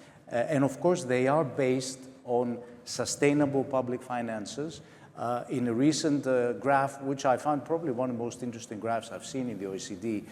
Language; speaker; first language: English; non-native, local second language; Greek